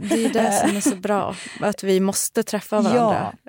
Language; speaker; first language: Swedish; native; Swedish